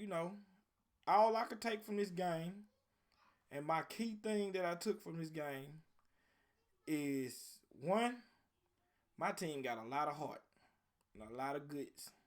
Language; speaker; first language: English; native; English